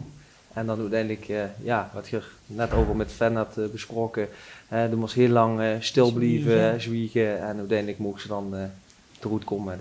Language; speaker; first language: Dutch; native; Dutch